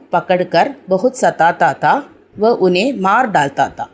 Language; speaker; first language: Hindi; non-native, local second language; Malayalam